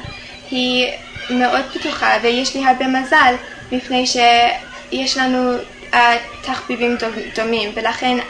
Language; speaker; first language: Hebrew; non-native, fluent; English